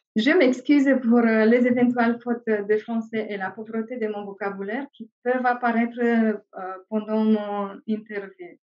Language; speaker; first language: French; non-native, fluent; Romanian